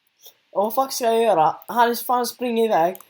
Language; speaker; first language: Swedish; early bilingual, other home language; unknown